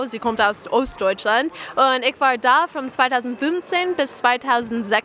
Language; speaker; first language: German; non-native, learner; English